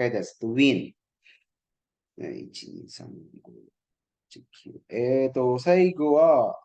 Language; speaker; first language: Japanese; non-native, fluent; Cebuano